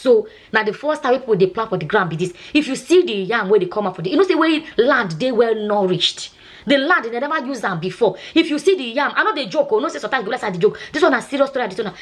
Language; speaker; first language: Nigerian Pidgin; non-native, local second language; Igbo